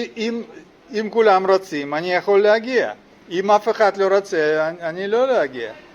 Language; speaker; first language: Hebrew; non-native, learner; Russian